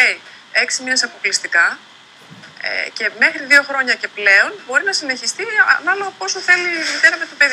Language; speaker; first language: Greek; native; Greek